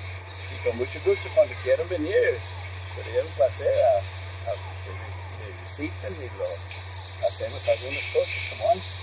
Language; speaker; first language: Spanish; non-native, fluent; English